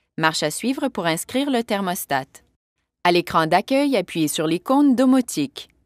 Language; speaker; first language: French; native; French